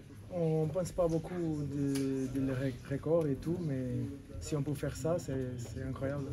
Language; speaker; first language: French; non-native, learner; Portuguese